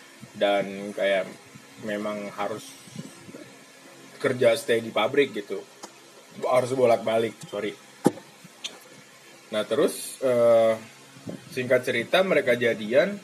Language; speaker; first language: Indonesian; native; Indonesian